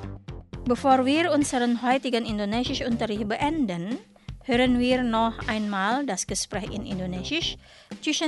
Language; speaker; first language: German; non-native, fluent; Indonesian